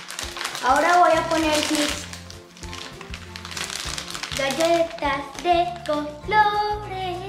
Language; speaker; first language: Spanish; early bilingual, other home language; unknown